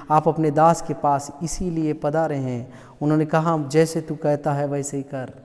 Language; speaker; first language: Hindi; non-native, local second language; Telugu